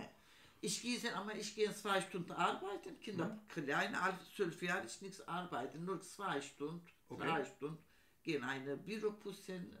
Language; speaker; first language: German; non-native, learner; Turkish